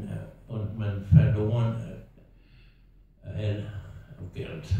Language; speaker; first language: German; non-native, learner; Danish